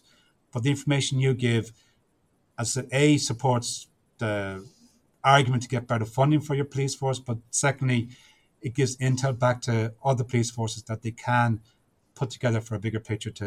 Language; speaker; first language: English; native; English